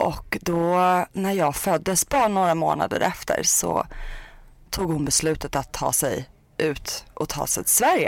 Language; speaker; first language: Swedish; early bilingual, other home language; Persian